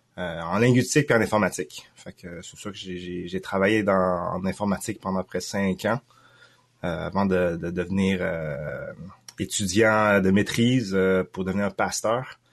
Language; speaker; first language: French; early bilingual, other home language; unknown